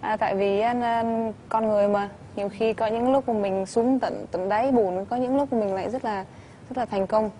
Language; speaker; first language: Vietnamese; early bilingual, heritage; Vietnamese